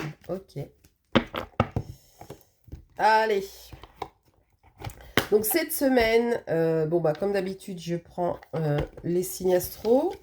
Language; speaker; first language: French; native; French